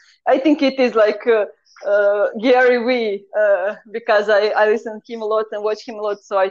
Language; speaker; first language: English; non-native, fluent; Croatian